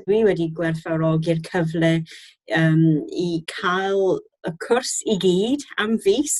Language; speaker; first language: Welsh; non-native, learner; English